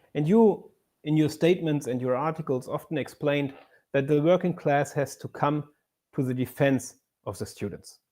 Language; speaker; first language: English; non-native, fluent; German